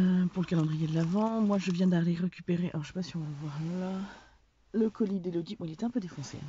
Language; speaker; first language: French; native; French